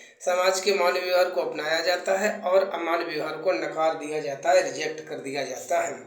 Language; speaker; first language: Hindi; native; Hindi